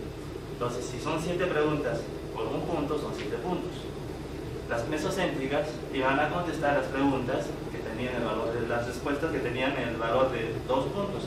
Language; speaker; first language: Spanish; native; Spanish